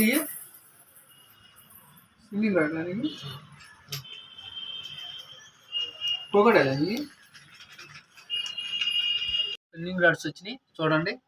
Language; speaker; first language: Telugu; native; Telugu